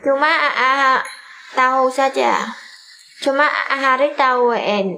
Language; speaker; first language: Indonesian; non-native, learner; Vietnamese